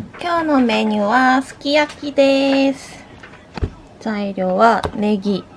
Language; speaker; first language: Japanese; non-native, fluent; Korean